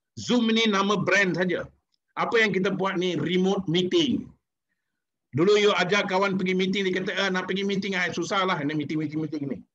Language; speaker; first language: Malay; non-native, local second language; Tamil